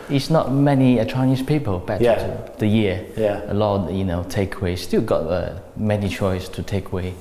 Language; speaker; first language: English; non-native, learner; Chinese